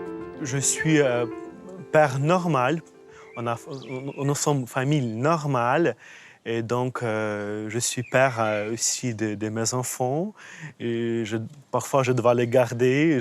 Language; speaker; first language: French; non-native, fluent; Ukrainian